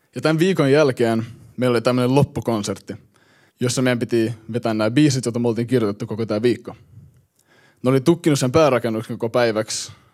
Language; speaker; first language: Finnish; early bilingual, heritage; Finnish